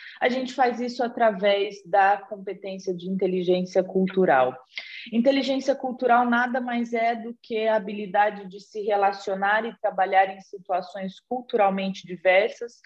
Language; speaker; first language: Portuguese; native; Portuguese